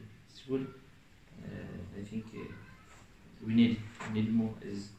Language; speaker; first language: English; non-native, local second language; Swahili